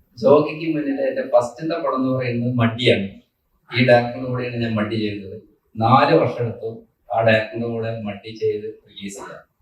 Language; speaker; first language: Malayalam; native; Malayalam